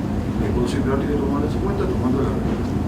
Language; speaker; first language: Spanish; native; Spanish